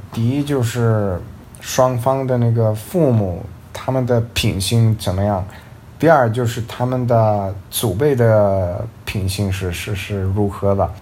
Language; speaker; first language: Chinese; non-native, fluent; Serbian